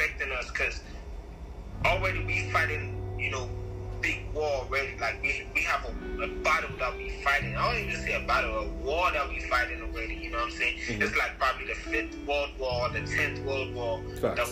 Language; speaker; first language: English; non-native, local second language; Akan